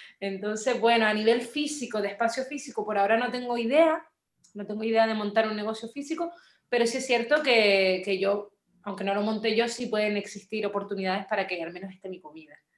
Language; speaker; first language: Spanish; native; Spanish